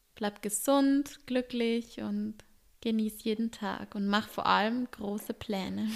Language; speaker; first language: German; native; German